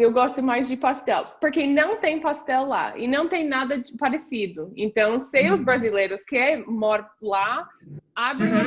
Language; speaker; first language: Portuguese; non-native, fluent; English